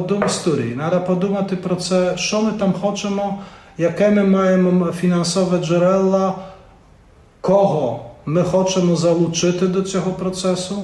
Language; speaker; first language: Ukrainian; non-native, fluent; Polish